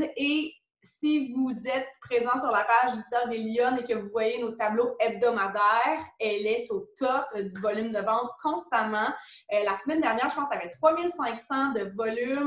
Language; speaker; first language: French; native; French